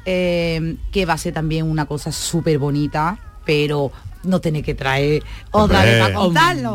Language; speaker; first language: Spanish; native; Spanish